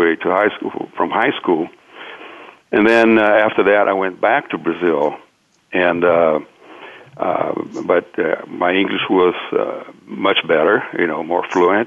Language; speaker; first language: English; non-native, fluent; Portuguese